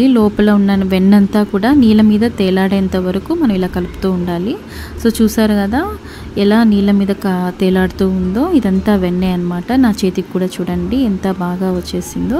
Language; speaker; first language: Telugu; native; Telugu